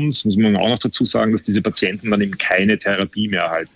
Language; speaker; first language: German; native; German